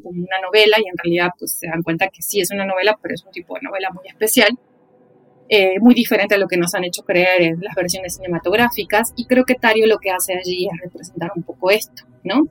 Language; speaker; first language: Spanish; native; Spanish